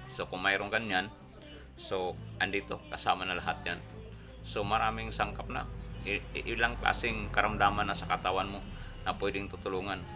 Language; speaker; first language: Filipino; non-native, local second language; Cebuano